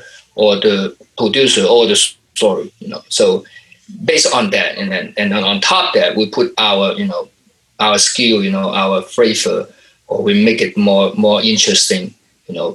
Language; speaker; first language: English; non-native, local second language; Cantonese